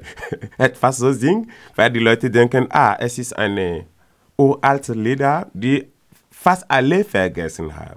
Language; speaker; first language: German; non-native, learner; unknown